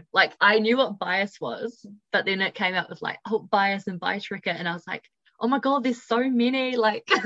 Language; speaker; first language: English; native; English